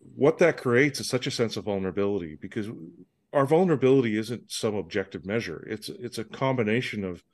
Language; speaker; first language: English; native; English